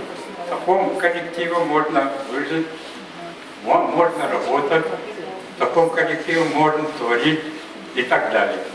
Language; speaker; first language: Russian; non-native, local second language; Yakut